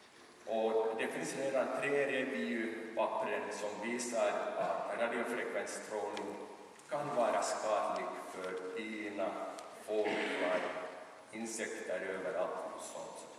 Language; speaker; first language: Swedish; non-native, local second language; Finnish